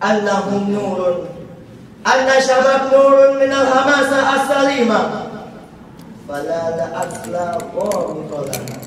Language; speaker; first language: Arabic; non-native, learner; Indonesian